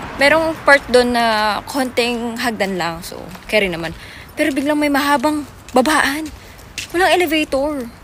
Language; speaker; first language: Filipino; native; Filipino